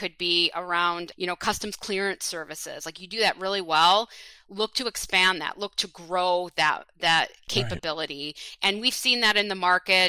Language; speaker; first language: English; native; English